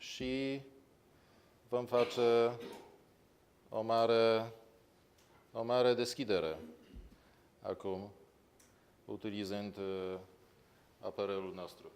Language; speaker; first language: Romanian; non-native, learner; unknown